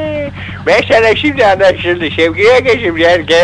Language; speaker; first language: Turkish; native; Turkish